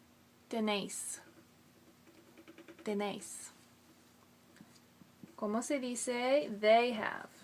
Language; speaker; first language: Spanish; non-native, fluent; English